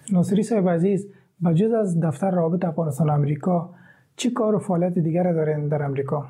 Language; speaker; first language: Persian; native; Persian